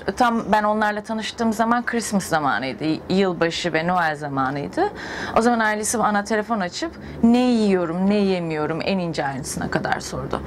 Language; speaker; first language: Turkish; native; Turkish